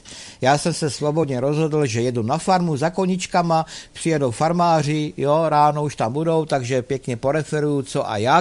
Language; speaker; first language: Czech; native; Czech